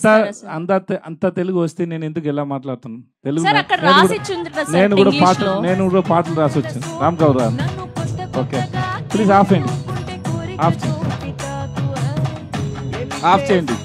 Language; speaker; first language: Telugu; non-native, learner; Tamil